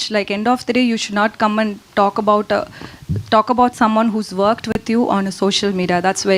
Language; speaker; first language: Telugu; non-native, fluent; Tamil